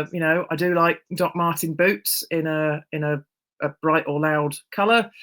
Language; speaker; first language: English; native; English